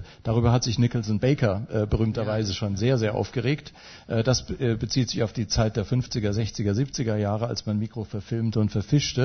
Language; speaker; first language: German; native; German